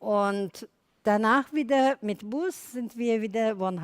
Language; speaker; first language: German; non-native, learner; Turkish